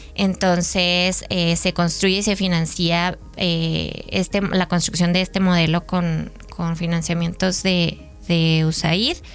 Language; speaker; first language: Spanish; native; Spanish